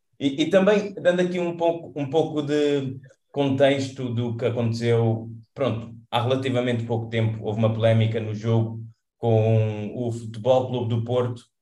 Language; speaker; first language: Portuguese; early bilingual, other home language; Kabuverdianu